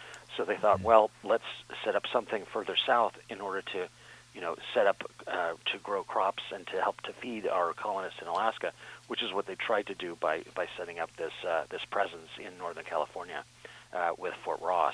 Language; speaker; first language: English; native; English